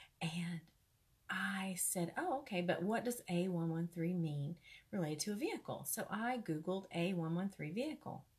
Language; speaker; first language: English; native; English